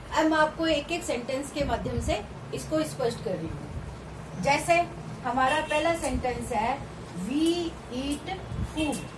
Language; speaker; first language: Hindi; native; Hindi